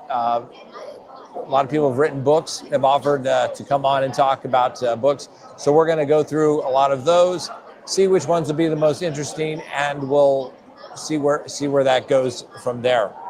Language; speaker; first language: English; native; English